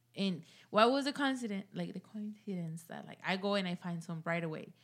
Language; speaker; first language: English; early bilingual, other home language; Spanish